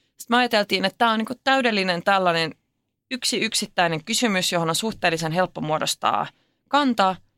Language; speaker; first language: Finnish; non-native, local second language; Swedish